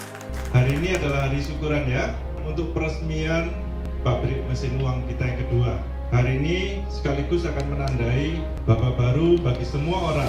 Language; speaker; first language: Indonesian; native; Indonesian